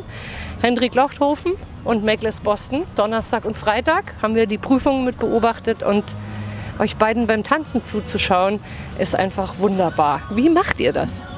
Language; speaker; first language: German; native; German